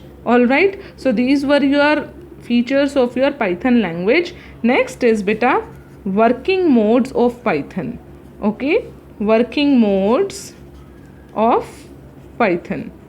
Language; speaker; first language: English; non-native, local second language; Hindi